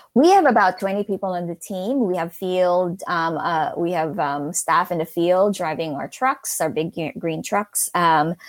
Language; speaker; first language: English; non-native, local second language; Filipino